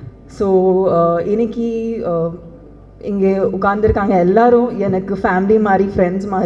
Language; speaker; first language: Tamil; non-native, fluent; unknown